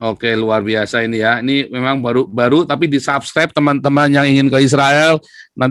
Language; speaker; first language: Indonesian; native; Indonesian